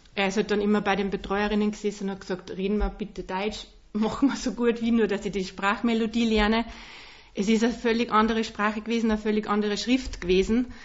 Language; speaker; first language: German; native; German